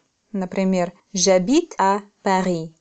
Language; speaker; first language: French; non-native, fluent; Russian